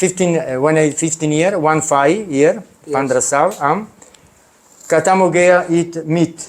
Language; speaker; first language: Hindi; non-native, learner; Italian